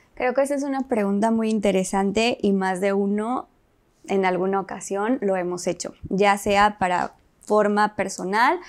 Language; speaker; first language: Spanish; native; Spanish